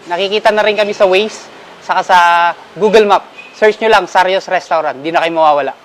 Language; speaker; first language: Filipino; non-native, local second language; Iloko